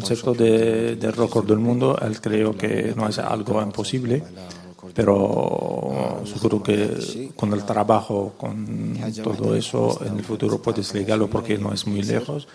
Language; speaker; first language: Spanish; non-native, learner; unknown